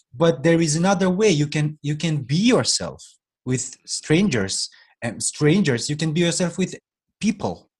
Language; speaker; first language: English; non-native, fluent; Romanian